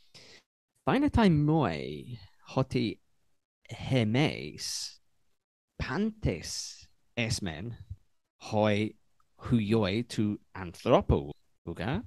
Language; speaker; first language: Greek; non-native, learner; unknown